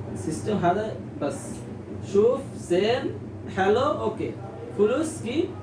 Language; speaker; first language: Arabic; non-native, learner; Bangla